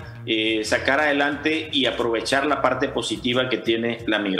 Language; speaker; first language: Spanish; native; Spanish